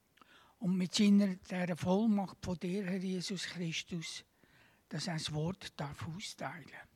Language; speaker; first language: German; native; German